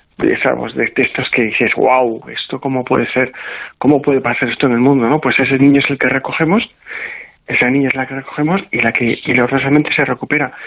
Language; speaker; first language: Spanish; native; Spanish